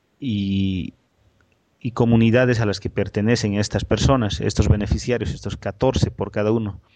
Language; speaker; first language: Spanish; native; Spanish